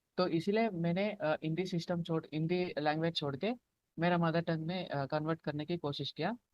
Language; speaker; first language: Hindi; non-native, local second language; Telugu